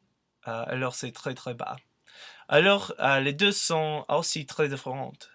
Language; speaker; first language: French; non-native, learner; English